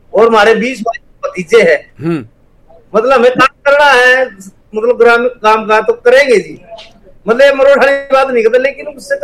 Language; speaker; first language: Hindi; native; Hindi